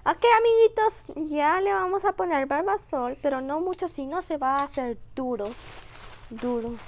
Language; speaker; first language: Spanish; native; Spanish